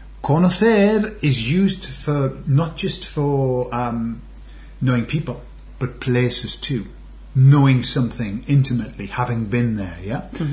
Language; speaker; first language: English; native; English